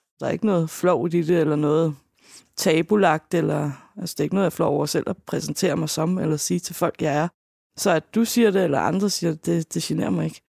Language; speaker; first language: Danish; native; Danish